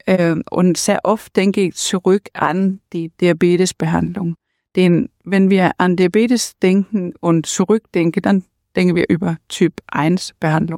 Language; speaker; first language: German; non-native, learner; Danish